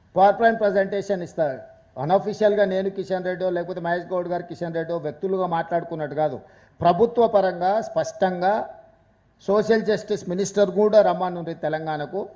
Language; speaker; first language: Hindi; non-native, local second language; Telugu